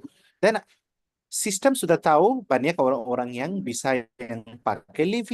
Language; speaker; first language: Indonesian; non-native, learner; Nepali